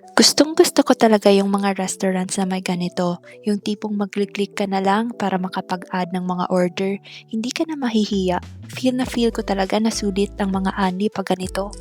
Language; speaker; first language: Filipino; native; Filipino